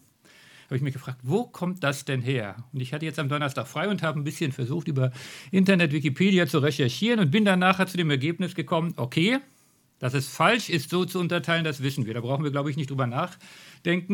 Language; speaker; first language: German; native; German